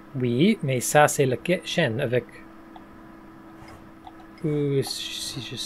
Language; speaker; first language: French; non-native, fluent; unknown